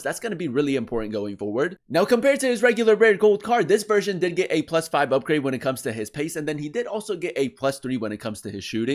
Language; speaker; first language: English; native; English